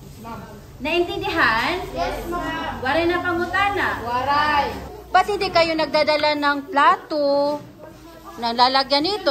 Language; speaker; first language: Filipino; non-native, local second language; Waray